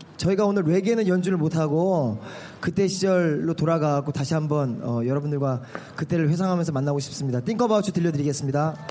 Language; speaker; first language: Korean; native; Korean